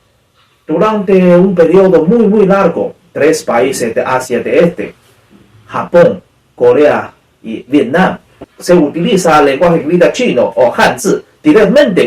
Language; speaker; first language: Spanish; non-native, learner; Chinese